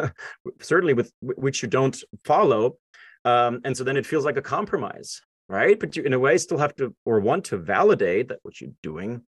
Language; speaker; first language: English; non-native, fluent; German